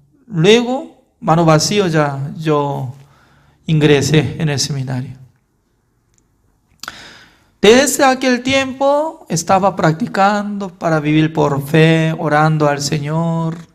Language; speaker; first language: Spanish; non-native, fluent; Korean